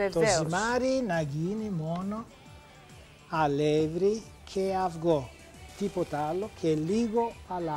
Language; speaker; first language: Greek; non-native, learner; Italian